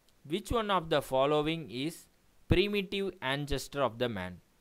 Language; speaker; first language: English; non-native, local second language; Tamil